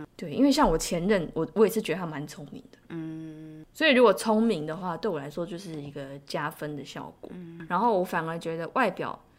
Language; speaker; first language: Chinese; native; Chinese